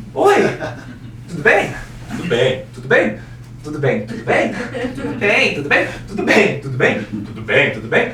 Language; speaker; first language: Portuguese; early bilingual, heritage; Portuguese